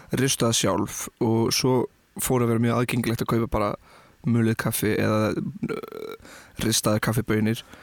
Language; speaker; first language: Icelandic; native; Icelandic